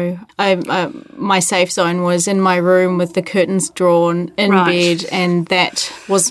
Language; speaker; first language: English; native; English